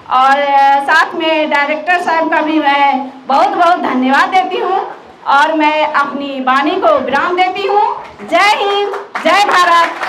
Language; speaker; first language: Hindi; native; Hindi